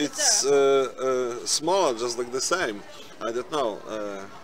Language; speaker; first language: English; non-native, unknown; Polish